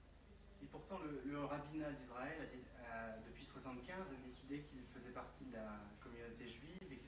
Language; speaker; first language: French; native; French